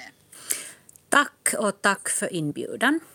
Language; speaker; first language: Swedish; non-native, local second language; Finnish